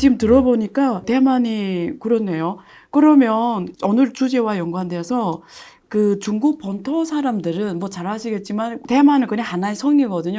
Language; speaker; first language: Korean; native; Korean